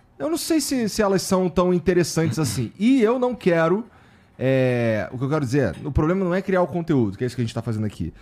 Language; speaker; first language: Portuguese; native; Portuguese